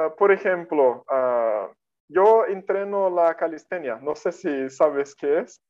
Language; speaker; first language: Spanish; non-native, fluent; Portuguese